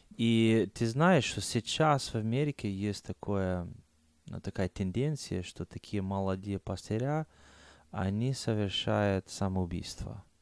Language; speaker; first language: Russian; non-native, fluent; English